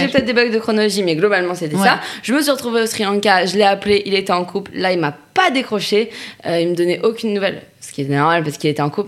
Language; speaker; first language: French; native; French